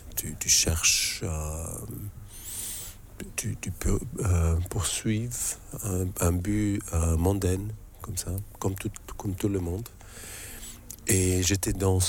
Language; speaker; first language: French; native; French